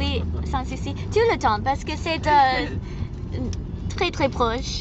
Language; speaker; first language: French; non-native, learner; English